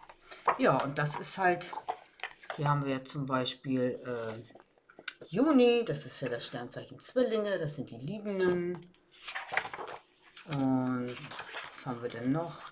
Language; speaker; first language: German; native; German